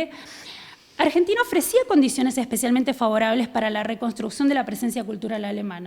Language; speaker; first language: Spanish; native; Spanish